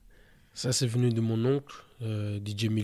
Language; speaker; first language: French; early bilingual, other home language; Portuguese